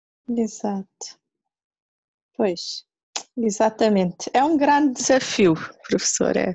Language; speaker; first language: Portuguese; non-native, local second language; Kabuverdianu